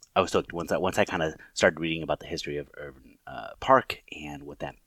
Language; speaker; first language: English; native; English